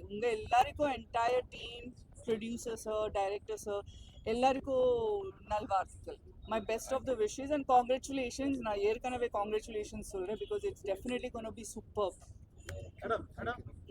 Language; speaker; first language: Tamil; non-native, fluent; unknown